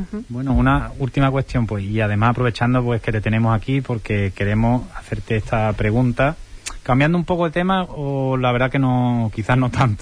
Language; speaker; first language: Spanish; native; Spanish